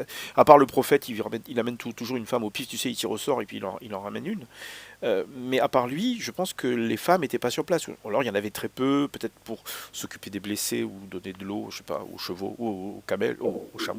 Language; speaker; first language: French; native; French